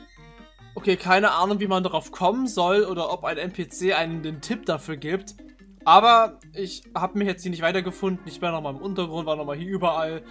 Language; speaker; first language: German; native; German